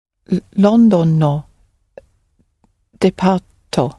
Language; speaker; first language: Japanese; non-native, learner; English